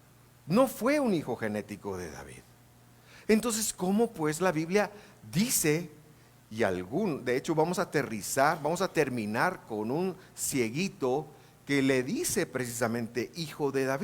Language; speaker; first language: Spanish; native; Spanish